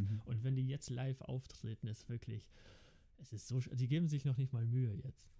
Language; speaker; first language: German; early bilingual, other home language; Dutch